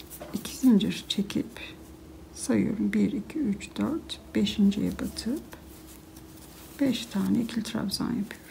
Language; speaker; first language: Turkish; native; Turkish